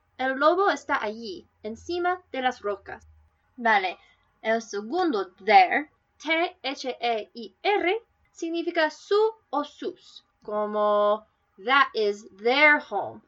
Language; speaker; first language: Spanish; non-native, learner; English